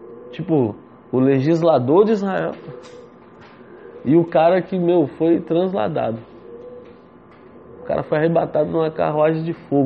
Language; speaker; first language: Portuguese; native; Portuguese